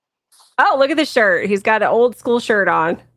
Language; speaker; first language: English; native; English